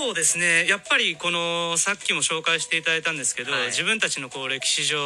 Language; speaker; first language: Japanese; native; Japanese